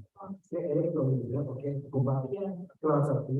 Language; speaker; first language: English; non-native, learner; Indonesian